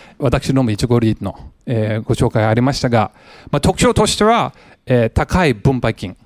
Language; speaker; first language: Japanese; non-native, fluent; English